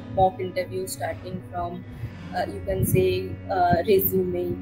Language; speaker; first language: English; non-native, local second language; Bangla